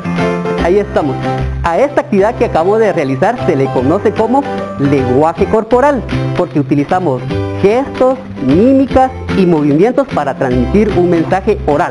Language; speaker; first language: Spanish; native; Spanish